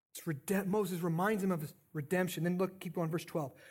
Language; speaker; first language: English; native; English